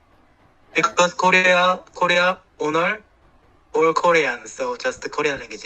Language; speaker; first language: English; non-native, learner; Korean